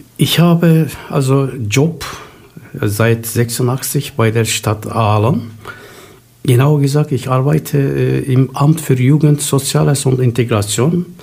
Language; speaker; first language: German; non-native, fluent; Turkish